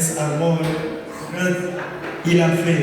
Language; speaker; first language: Spanish; non-native, fluent; Haitian Creole